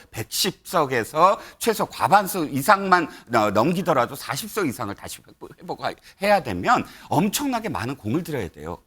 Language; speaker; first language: Korean; native; Korean